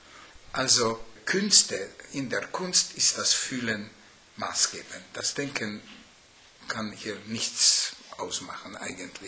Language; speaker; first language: German; non-native, fluent; Hungarian